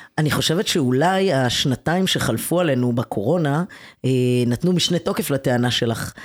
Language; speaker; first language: Hebrew; native; Hebrew